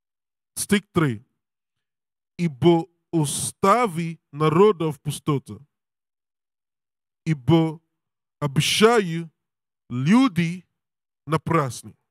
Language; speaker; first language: Russian; non-native, learner; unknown